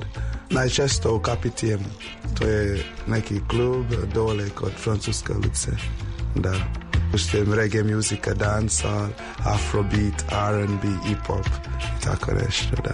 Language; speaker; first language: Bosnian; non-native, learner; English